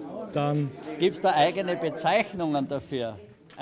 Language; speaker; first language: German; native; German